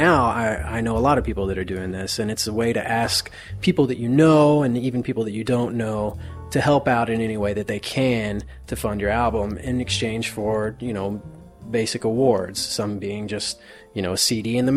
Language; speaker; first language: English; native; English